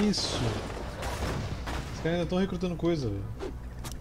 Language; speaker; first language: Portuguese; native; Portuguese